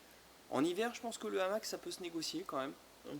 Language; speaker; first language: French; native; French